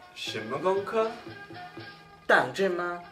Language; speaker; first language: Chinese; non-native, learner; English